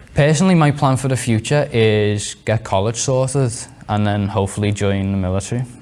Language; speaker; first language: English; native; English